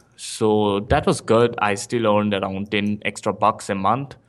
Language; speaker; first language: English; non-native, local second language; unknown